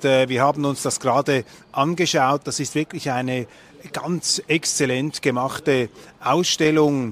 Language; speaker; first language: German; native; German